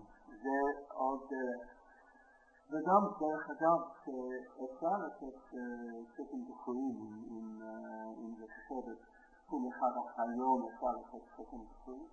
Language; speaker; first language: Hebrew; non-native, fluent; English